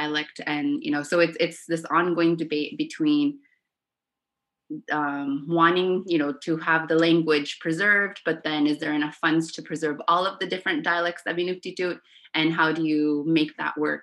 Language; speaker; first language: English; non-native, fluent; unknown